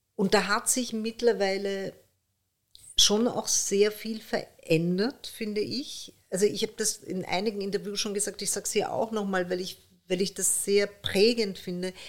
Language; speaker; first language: German; early bilingual, other home language; Persian